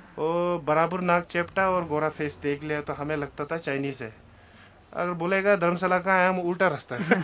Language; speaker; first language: Hindi; non-native, local second language; Tibetan